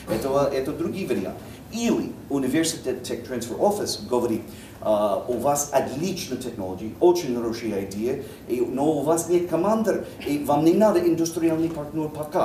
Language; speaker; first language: Russian; non-native, fluent; English